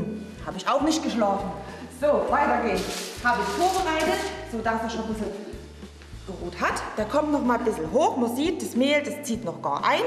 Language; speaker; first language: German; native; German